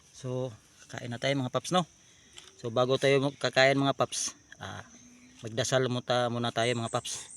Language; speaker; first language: Filipino; non-native, local second language; Cebuano